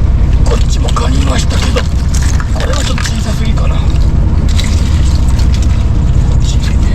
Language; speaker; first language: Japanese; native; Japanese